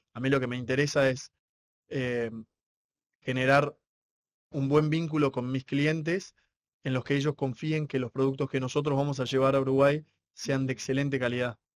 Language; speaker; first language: Spanish; native; Spanish